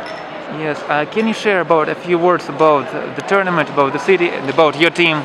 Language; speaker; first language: English; non-native, learner; Russian